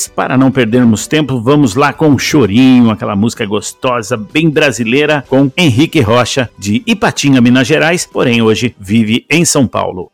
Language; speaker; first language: Portuguese; native; Portuguese